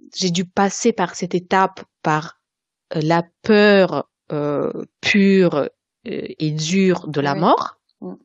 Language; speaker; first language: French; non-native, fluent; Russian